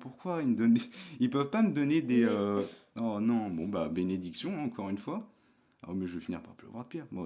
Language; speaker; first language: French; native; French